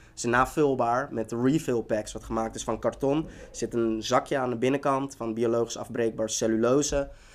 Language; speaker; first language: Dutch; early bilingual, other home language; Tigrinya